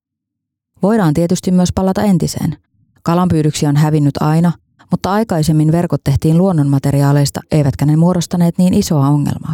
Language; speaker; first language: Finnish; native; Finnish